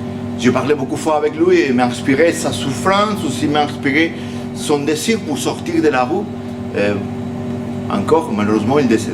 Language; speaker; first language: French; non-native, learner; Spanish